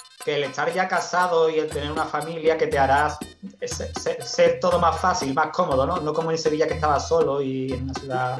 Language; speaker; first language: Spanish; native; Spanish